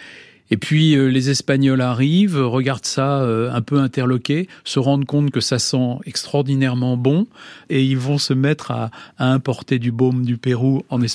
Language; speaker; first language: French; native; French